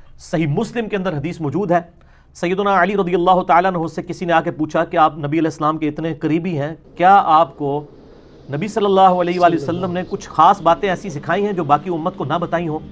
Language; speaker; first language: Urdu; non-native, local second language; Punjabi